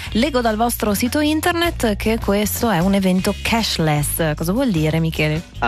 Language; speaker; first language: Italian; native; Italian